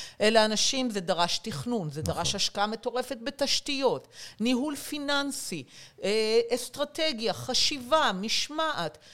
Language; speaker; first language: Hebrew; native; Hebrew